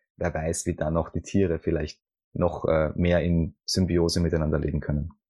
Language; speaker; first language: German; native; German